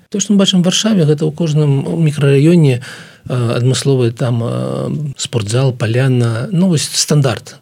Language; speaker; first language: Belarusian; non-native, local second language; Russian